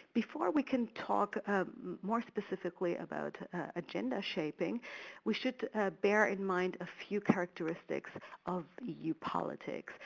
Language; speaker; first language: English; non-native, fluent; German